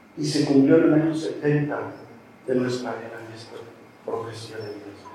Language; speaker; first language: Spanish; native; Spanish